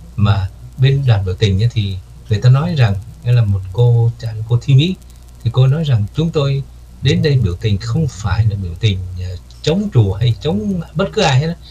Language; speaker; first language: Vietnamese; native; Vietnamese